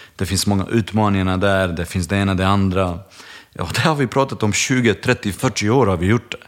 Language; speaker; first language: Swedish; early bilingual, other home language; Bosnian